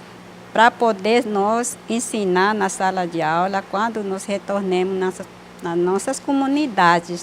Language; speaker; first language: Portuguese; non-native, local second language; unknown